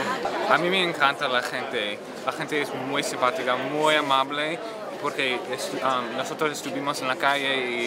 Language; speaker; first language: Spanish; non-native, learner; English